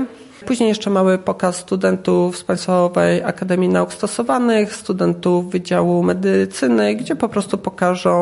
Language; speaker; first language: Polish; native; Polish